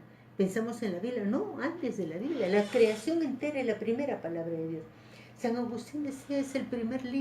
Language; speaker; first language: Spanish; native; Spanish